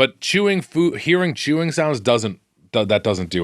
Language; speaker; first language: English; native; English